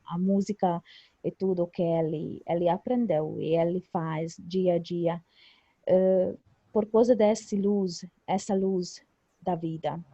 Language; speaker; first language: Portuguese; non-native, fluent; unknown